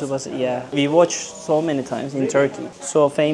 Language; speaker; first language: English; non-native, learner; Turkish